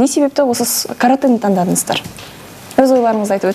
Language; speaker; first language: Kazakh; native; Kazakh